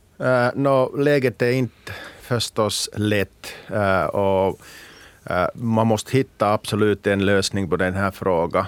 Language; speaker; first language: Swedish; non-native, local second language; Finnish